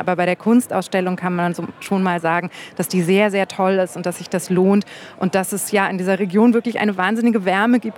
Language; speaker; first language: German; native; German